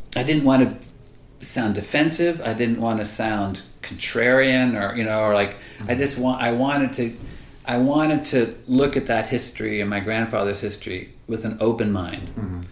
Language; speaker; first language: English; early bilingual, other home language; Swiss German